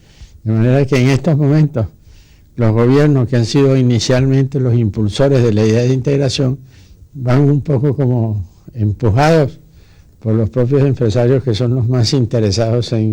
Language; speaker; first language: Spanish; native; Spanish